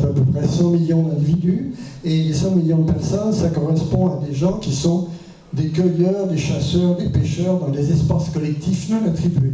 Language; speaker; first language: French; native; French